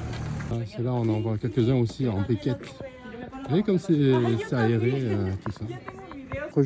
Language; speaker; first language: French; native; French